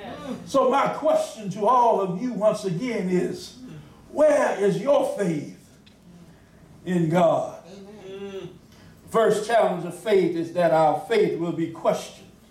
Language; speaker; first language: English; native; English